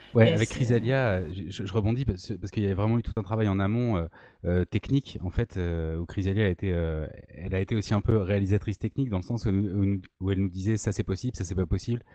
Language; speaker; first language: French; native; French